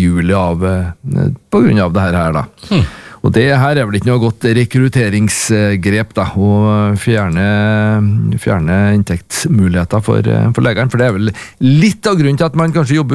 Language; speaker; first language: Norwegian; native; Norwegian